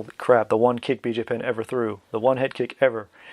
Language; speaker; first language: English; native; English